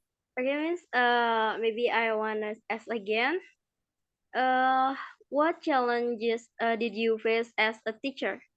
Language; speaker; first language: English; non-native, learner; Indonesian